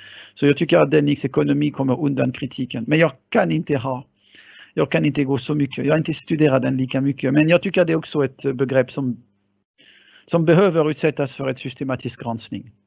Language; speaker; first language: Swedish; non-native, fluent; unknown